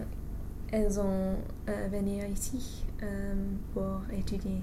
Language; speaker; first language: French; non-native, learner; English